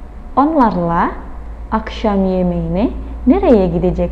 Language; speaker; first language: Turkish; non-native, fluent; Indonesian